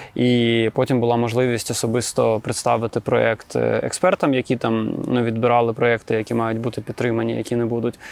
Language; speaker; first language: Ukrainian; native; Ukrainian